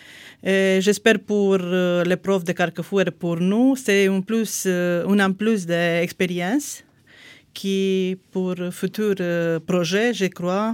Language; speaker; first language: French; non-native, fluent; Romanian